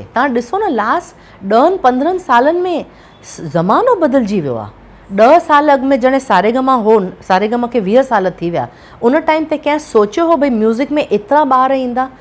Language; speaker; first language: Sindhi; early bilingual, heritage; Sindhi